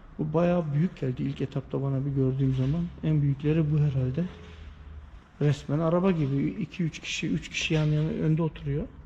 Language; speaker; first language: Turkish; early bilingual, heritage; Turkish